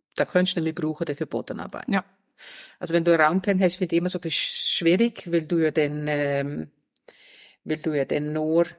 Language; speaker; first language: German; non-native, fluent; Danish